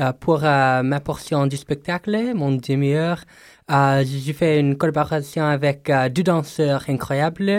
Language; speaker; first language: French; non-native, local second language; English